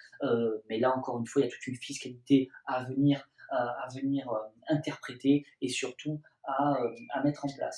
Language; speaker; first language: French; native; French